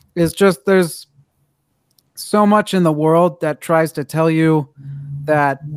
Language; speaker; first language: English; native; English